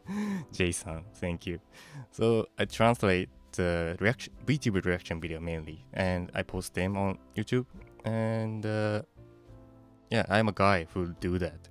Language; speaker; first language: English; non-native, fluent; Japanese